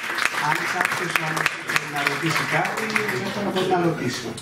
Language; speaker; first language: Greek; native; Greek